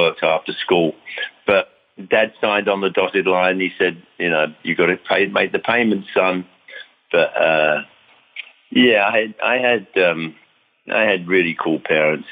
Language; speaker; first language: English; native; English